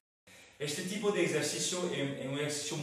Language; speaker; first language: Portuguese; non-native, fluent; French